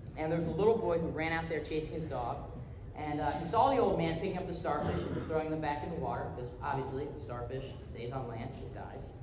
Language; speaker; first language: English; native; English